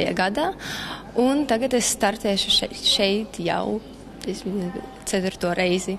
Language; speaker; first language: Latvian; non-native, local second language; Russian